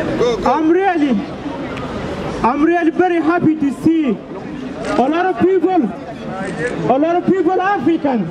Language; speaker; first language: English; non-native, learner; Arabic